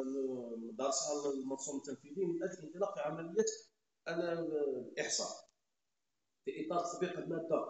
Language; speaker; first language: Arabic; native; Arabic